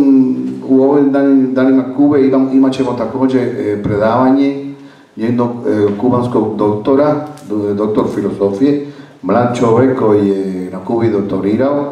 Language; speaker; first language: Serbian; non-native, fluent; Spanish